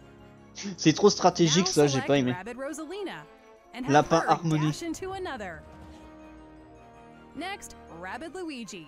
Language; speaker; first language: French; native; French